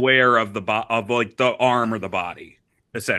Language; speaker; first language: English; native; English